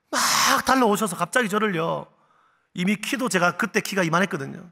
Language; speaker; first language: Korean; native; Korean